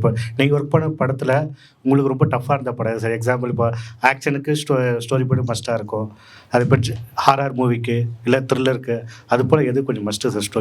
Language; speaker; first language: Tamil; native; Tamil